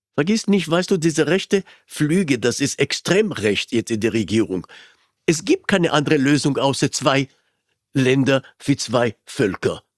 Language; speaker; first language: German; non-native, fluent; Hebrew